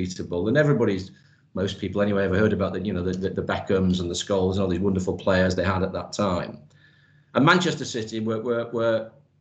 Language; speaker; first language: English; native; English